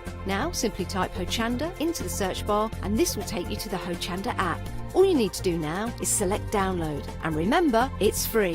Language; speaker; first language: English; native; English